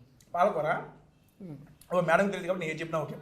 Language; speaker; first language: Telugu; native; Telugu